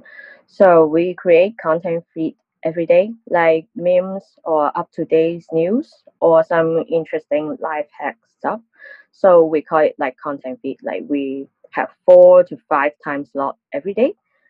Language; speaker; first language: English; non-native, local second language; Cantonese